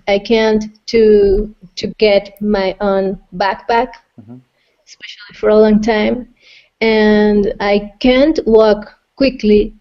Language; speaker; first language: English; non-native, fluent; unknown